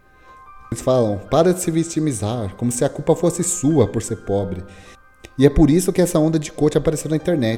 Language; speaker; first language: Portuguese; native; Portuguese